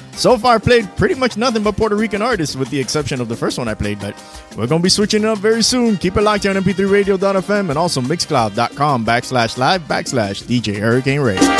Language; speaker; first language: English; early bilingual, other home language; Spanish